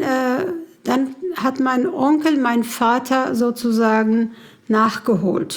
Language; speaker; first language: German; early bilingual, other home language; Kurdish